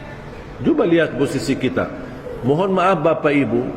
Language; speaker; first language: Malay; non-native, fluent; Arabic